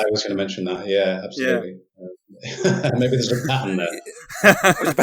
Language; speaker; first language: English; native; English